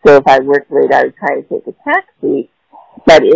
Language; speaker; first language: English; native; English